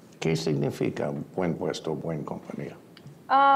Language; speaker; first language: Spanish; non-native, fluent; English